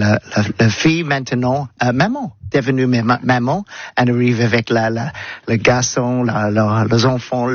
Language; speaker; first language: French; non-native, learner; English